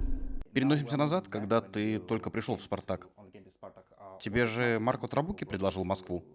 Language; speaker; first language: Russian; native; Russian